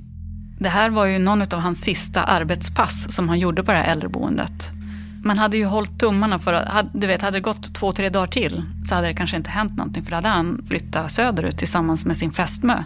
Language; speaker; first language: Swedish; native; Swedish